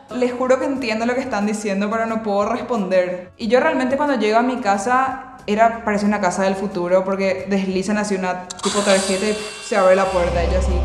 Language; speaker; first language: Spanish; native; Spanish